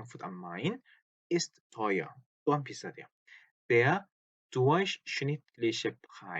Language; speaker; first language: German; non-native, fluent; Korean